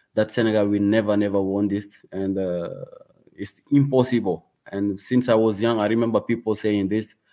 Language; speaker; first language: English; non-native, learner; Wolof